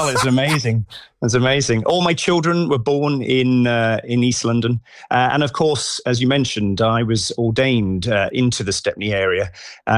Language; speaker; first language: English; native; English